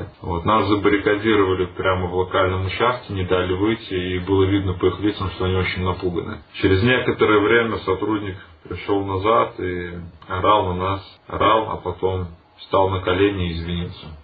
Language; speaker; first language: Russian; native; Russian